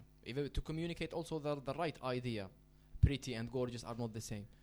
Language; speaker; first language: English; non-native, fluent; Arabic